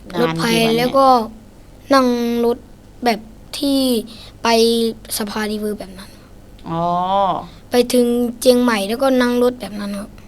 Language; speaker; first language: Thai; non-native, learner; Shan